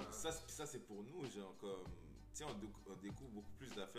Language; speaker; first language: French; early bilingual, heritage; French